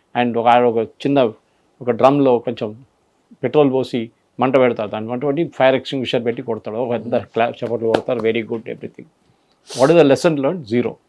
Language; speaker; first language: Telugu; non-native, fluent; Malayalam